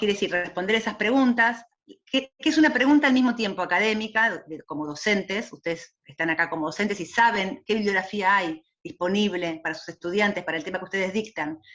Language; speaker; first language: Spanish; native; Spanish